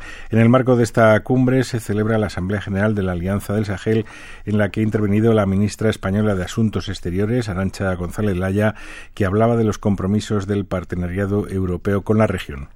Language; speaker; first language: Spanish; native; Spanish